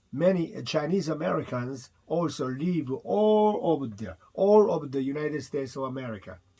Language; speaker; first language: English; non-native, fluent; Korean